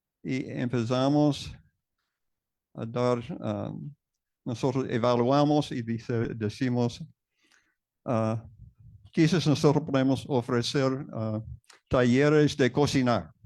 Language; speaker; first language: Spanish; non-native, fluent; English